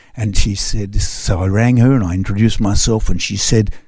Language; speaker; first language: English; non-native, local second language; French